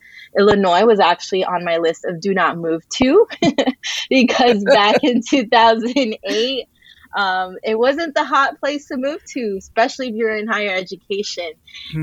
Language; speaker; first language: English; early bilingual, other home language; Spanish